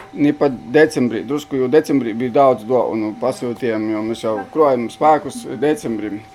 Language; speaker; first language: Latvian; native; Latvian